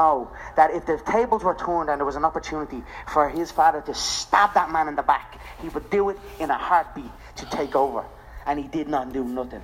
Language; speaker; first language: English; non-native, local second language; Irish